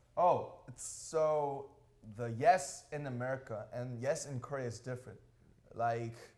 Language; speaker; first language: English; non-native, fluent; Korean